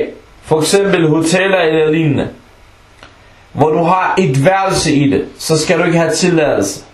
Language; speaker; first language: Danish; non-native, local second language; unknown